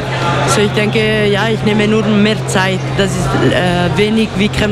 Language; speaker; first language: German; non-native, local second language; Italian